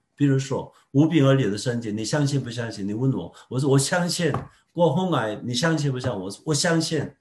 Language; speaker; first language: Chinese; non-native, fluent; Korean